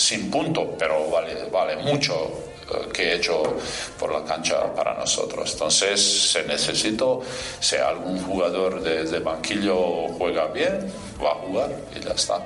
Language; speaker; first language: Spanish; non-native, fluent; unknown